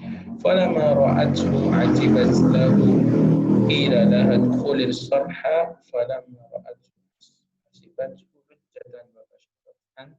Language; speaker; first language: Arabic; non-native, fluent; Indonesian